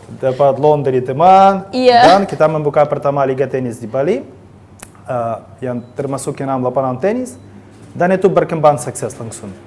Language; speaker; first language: Indonesian; non-native, learner; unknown